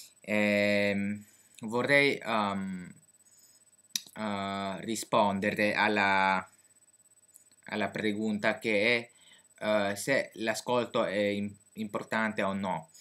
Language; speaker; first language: Italian; non-native, fluent; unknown